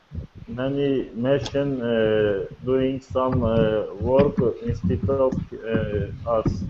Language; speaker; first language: English; non-native, learner; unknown